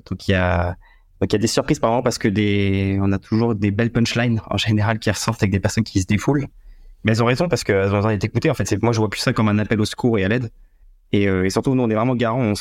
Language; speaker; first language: French; native; French